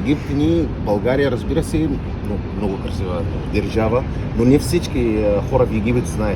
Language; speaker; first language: Bulgarian; non-native, learner; Arabic